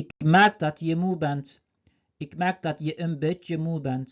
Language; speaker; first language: Dutch; non-native, learner; Turkish